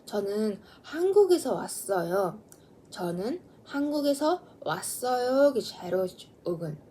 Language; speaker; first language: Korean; non-native, learner; Mongolian